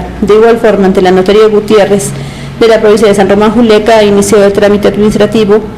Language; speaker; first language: Spanish; native; Spanish